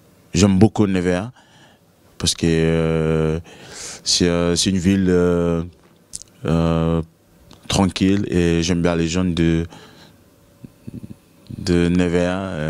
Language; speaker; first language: French; non-native, learner; Fijian